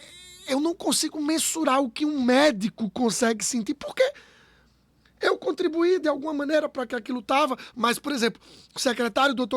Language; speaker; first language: Portuguese; native; Portuguese